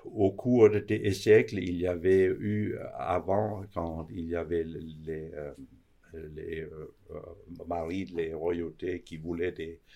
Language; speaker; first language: French; non-native, fluent; Danish